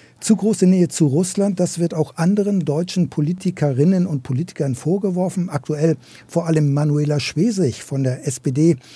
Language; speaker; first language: German; native; German